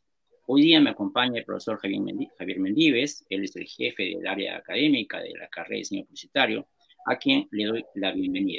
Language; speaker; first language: Spanish; native; Spanish